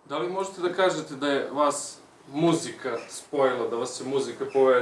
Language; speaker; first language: Serbian; native; Serbian